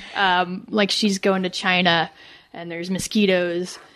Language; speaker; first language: English; native; English